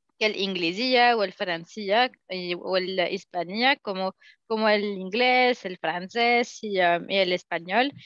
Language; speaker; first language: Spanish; non-native, learner; Arabic